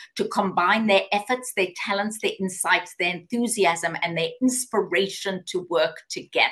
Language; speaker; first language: English; native; English